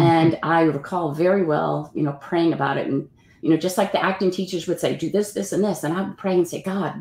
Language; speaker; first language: English; native; English